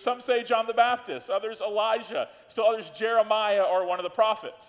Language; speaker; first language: English; native; English